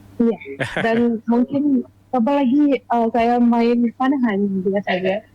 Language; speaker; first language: Indonesian; non-native, fluent; Arabic